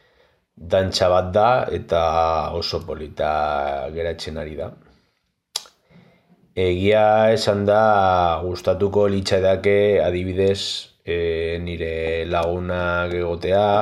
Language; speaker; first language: Basque; non-native, learner; Spanish